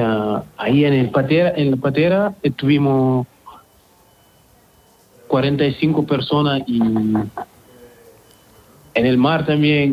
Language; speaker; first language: Spanish; non-native, learner; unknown